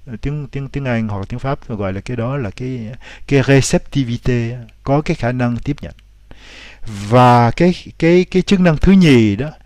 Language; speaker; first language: Vietnamese; native; Vietnamese